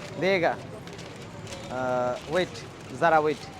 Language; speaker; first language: Hindi; non-native, learner; Bangla